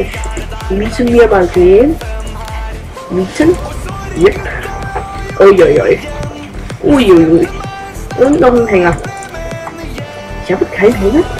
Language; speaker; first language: German; native; German